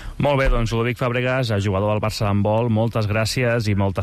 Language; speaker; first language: Catalan; native; Catalan